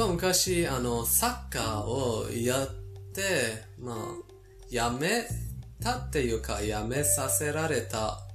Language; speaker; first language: Japanese; non-native, fluent; Persian